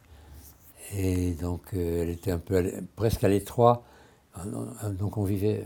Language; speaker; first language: French; early bilingual, other home language; Russian